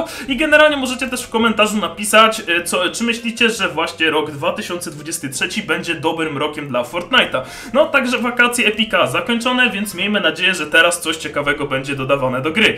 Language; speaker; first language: Polish; native; Polish